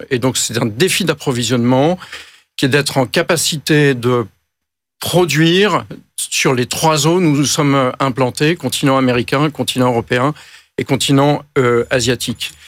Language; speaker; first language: French; native; French